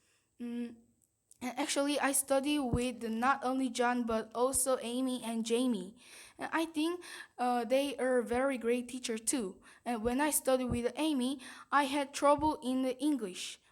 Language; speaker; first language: English; non-native, learner; Korean